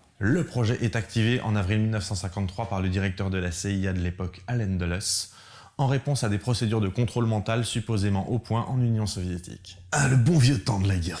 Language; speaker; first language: French; native; French